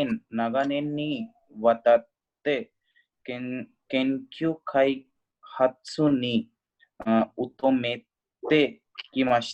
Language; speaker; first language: Japanese; non-native, learner; Hindi